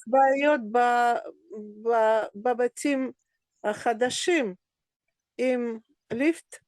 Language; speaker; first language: Hebrew; non-native, learner; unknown